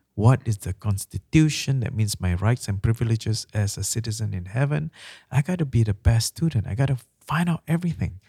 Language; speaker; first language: English; non-native, local second language; Malay